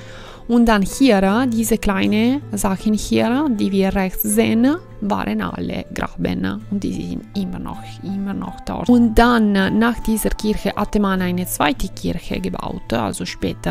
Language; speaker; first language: German; non-native, fluent; Italian